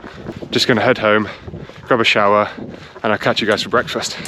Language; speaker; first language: English; native; English